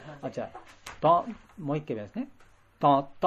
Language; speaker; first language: Japanese; non-native, learner; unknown